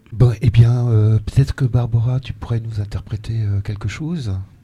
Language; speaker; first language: French; native; French